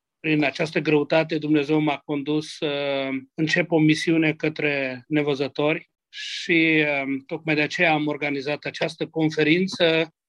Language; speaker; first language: Romanian; non-native, local second language; Hungarian